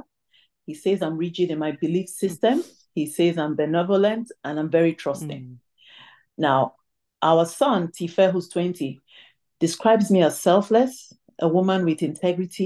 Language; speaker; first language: English; non-native, local second language; Igbo